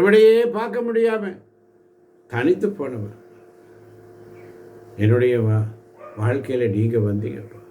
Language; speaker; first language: Tamil; native; Tamil